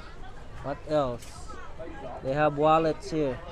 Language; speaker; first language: English; non-native, local second language; Filipino